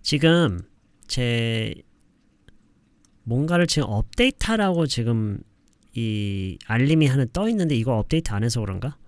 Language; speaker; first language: Korean; native; Korean